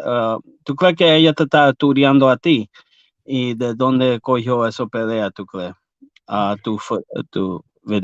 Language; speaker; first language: Spanish; early bilingual, heritage; English